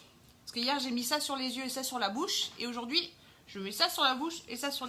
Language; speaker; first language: French; native; French